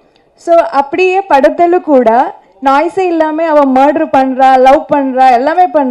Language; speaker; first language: Tamil; non-native, learner; Kannada